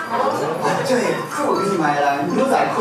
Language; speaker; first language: Chinese; non-native, fluent; Japanese